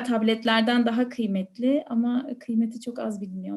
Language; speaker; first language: Turkish; native; Turkish